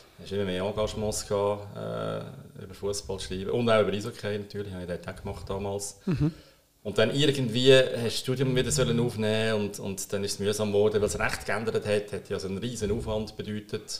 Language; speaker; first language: German; native; German